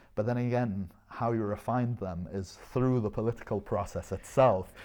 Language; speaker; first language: English; non-native, fluent; Arabic